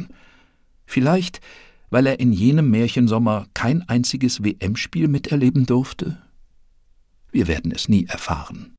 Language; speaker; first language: German; native; German